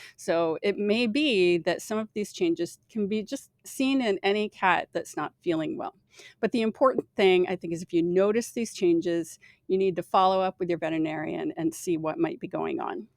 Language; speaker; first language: English; native; English